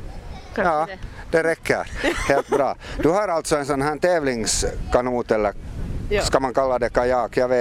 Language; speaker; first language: Swedish; native; Swedish